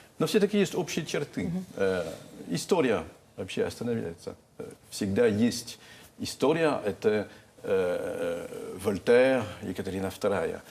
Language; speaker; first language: Russian; non-native, fluent; French